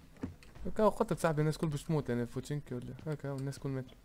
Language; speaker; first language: Arabic; native; Arabic